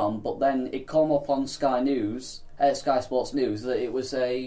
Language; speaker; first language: English; native; English